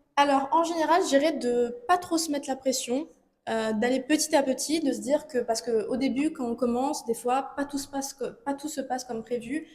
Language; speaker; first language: French; native; French